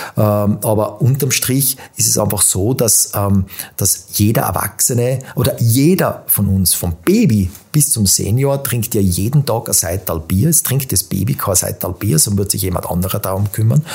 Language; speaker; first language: German; native; German